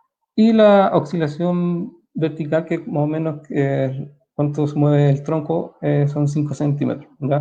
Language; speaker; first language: Spanish; native; Spanish